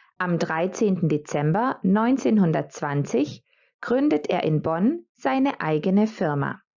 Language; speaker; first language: German; non-native, fluent; Croatian